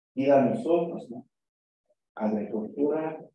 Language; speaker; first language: Spanish; non-native, learner; English